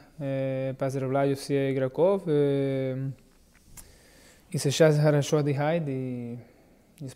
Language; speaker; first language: Russian; non-native, learner; Portuguese